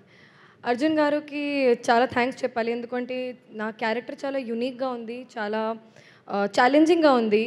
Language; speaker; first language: Telugu; non-native, learner; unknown